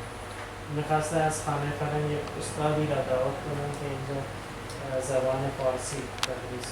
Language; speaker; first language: Persian; non-native, fluent; Urdu